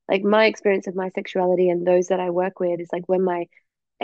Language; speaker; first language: English; native; English